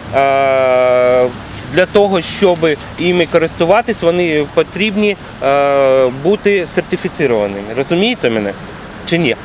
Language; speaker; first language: Ukrainian; non-native, local second language; Russian